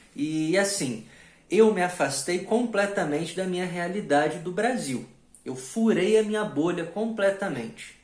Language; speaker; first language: Portuguese; native; Portuguese